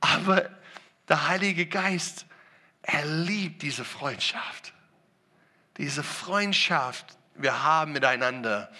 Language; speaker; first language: German; non-native, learner; English